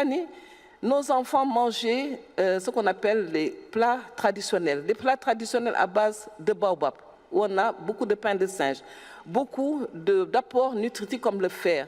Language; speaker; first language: French; non-native, local second language; Wolof